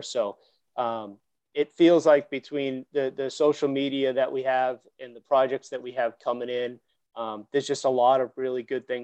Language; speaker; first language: English; native; English